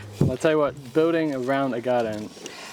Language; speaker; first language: English; native; English